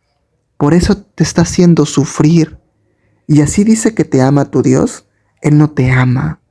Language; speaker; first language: Spanish; native; Spanish